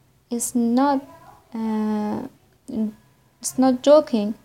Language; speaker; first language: English; non-native, fluent; Persian